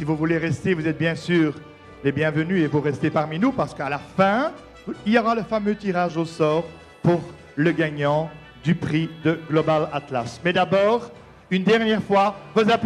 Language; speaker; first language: French; native; French